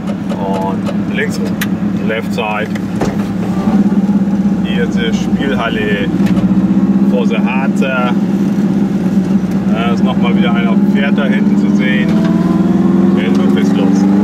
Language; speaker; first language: German; native; German